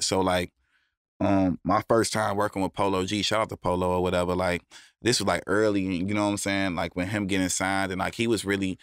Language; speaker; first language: English; native; English